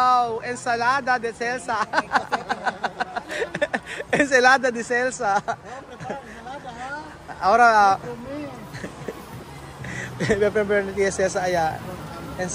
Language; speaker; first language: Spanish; non-native, learner; Filipino